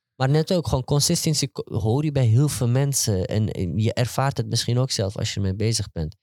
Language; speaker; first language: Dutch; early bilingual, heritage; Turkish